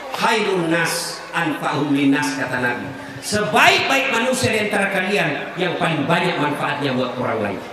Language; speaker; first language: Indonesian; non-native, local second language; Buginese